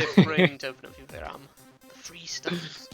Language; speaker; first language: Welsh; non-native, local second language; English